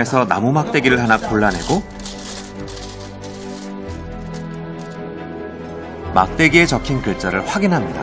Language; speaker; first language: Korean; native; Korean